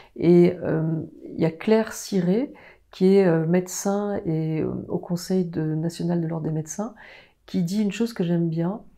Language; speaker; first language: French; native; French